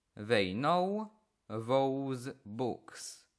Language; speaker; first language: English; non-native, fluent; Polish